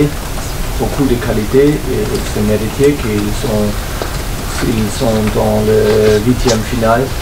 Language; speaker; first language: French; non-native, fluent; German